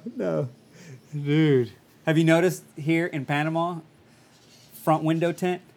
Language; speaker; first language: English; early bilingual, other home language; Spanish